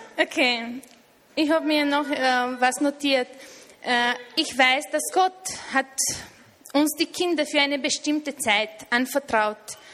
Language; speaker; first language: German; non-native, fluent; Romanian